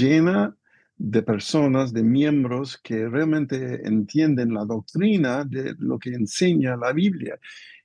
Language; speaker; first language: Spanish; non-native, fluent; English